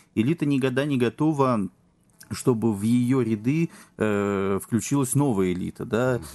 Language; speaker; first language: Russian; native; Russian